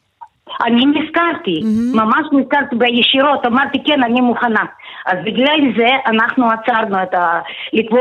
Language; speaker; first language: Hebrew; non-native, fluent; Russian